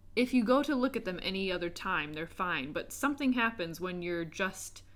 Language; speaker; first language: English; native; English